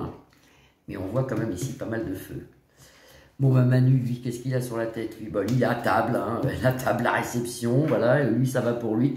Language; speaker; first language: French; native; French